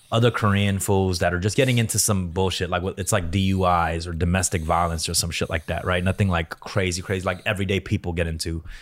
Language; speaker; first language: English; early bilingual, other home language; Korean